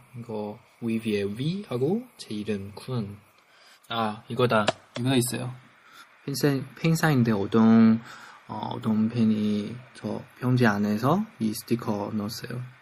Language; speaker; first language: Korean; non-native, fluent; Chinese